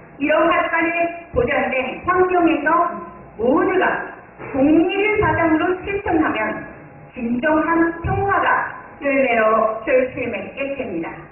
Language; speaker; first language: Korean; non-native, fluent; Japanese